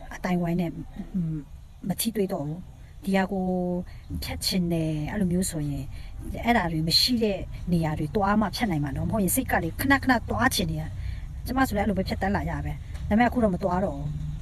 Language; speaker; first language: Burmese; non-native, local second language; Kachin